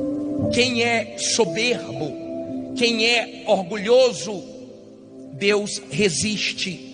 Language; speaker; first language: Portuguese; native; Portuguese